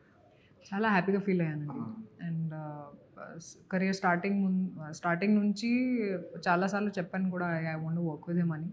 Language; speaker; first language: Telugu; non-native, fluent; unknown